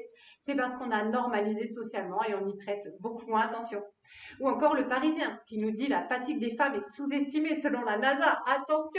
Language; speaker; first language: French; native; French